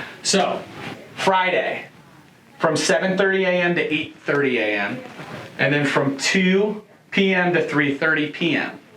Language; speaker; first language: English; native; English